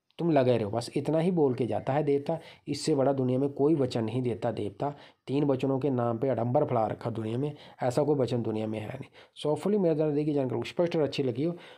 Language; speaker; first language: Hindi; native; Hindi